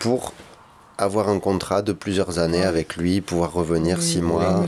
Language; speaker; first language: French; native; French